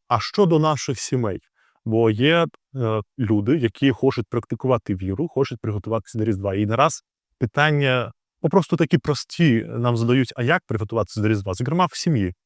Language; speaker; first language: Ukrainian; native; Ukrainian